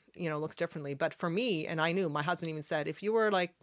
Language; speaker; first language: English; non-native, fluent; Arabic